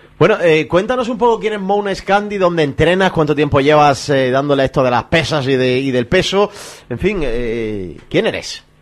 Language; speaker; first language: Spanish; native; Spanish